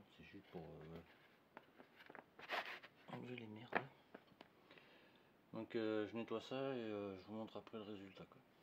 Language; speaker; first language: French; native; French